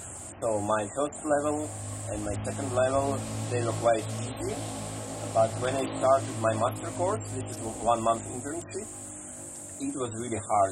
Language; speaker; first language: English; non-native, fluent; Russian